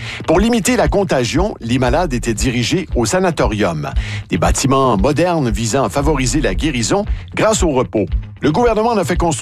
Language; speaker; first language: French; native; French